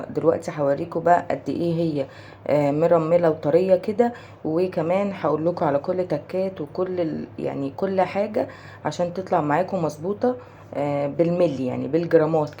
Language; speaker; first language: Arabic; native; Arabic